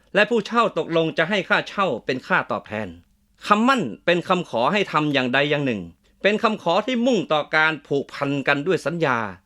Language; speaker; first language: Thai; native; Thai